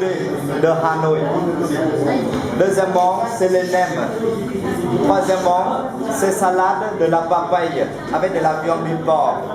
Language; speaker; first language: French; non-native, fluent; Vietnamese